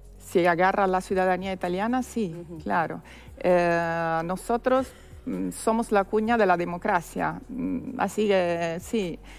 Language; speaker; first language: Spanish; non-native, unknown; Italian